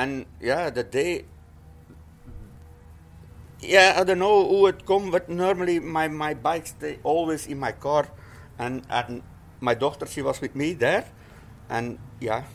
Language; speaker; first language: English; non-native, learner; Dutch